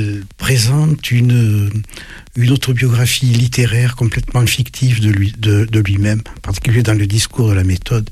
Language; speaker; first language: French; native; French